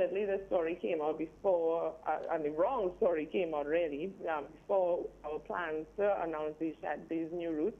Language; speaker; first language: English; native; English